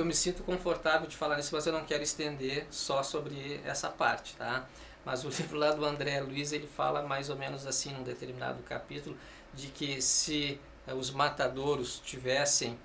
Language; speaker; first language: Portuguese; native; Portuguese